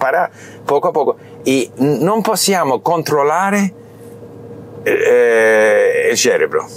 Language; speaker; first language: Italian; non-native, learner; English